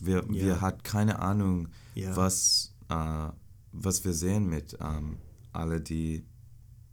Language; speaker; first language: German; non-native, learner; English